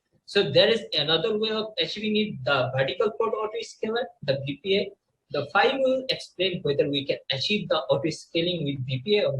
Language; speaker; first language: English; non-native, local second language; Bangla